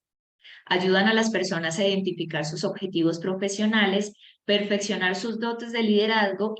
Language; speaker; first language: Spanish; native; Spanish